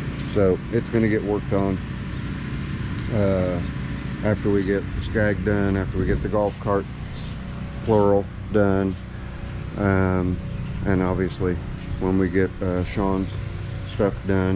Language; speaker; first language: English; native; English